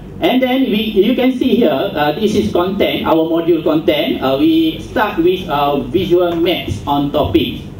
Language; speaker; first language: English; non-native, local second language; Malay